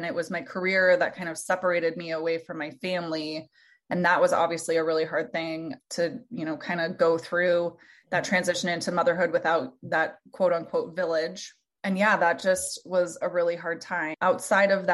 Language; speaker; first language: English; native; English